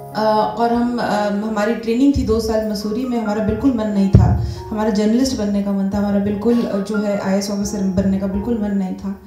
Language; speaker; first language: Hindi; non-native, local second language; Tamil